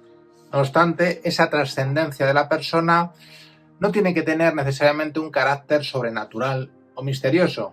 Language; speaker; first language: Spanish; native; Spanish